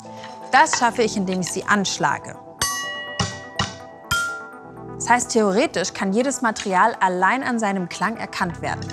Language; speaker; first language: German; native; German